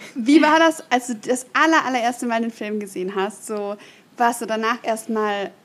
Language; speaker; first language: German; native; German